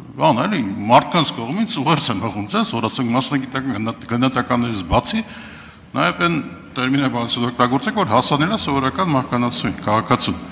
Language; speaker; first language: Armenian; native; Armenian